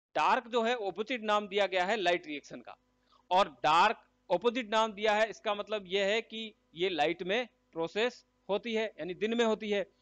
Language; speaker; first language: Hindi; native; Hindi